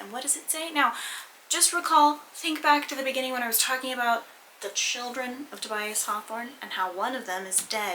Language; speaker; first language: English; native; English